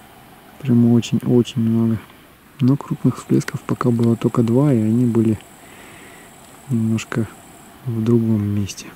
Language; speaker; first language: Russian; native; Russian